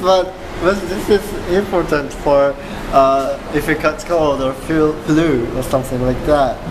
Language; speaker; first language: English; non-native, learner; Japanese